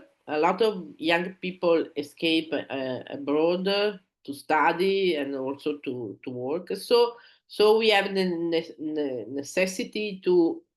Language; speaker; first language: English; non-native, learner; Italian